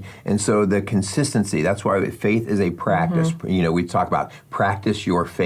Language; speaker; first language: English; native; English